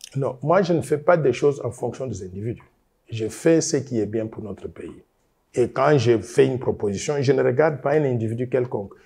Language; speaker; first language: French; non-native, local second language; Luba-Lulua